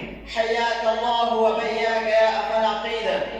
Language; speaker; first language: Arabic; non-native, fluent; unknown